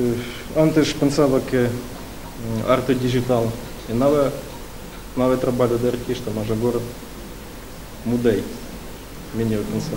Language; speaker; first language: Portuguese; non-native, learner; Ukrainian